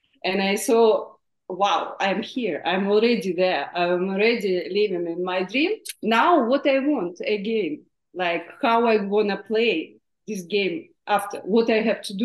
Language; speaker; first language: English; non-native, fluent; Russian